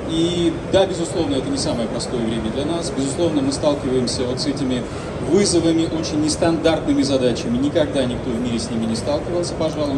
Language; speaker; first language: Russian; native; Russian